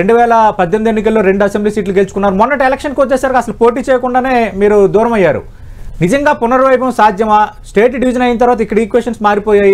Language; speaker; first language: Telugu; native; Telugu